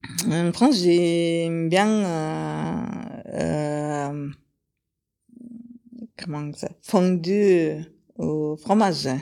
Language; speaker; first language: French; non-native, fluent; Kyrgyz